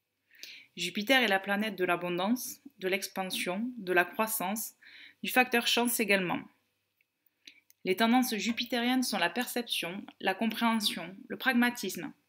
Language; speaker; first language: French; native; French